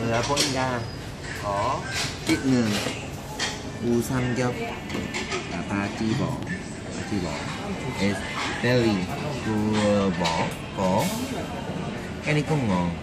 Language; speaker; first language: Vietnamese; non-native, learner; Korean